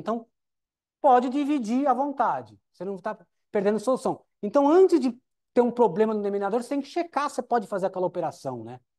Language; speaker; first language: Portuguese; native; Portuguese